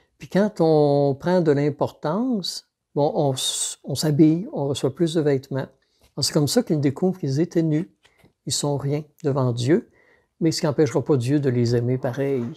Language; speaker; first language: French; native; French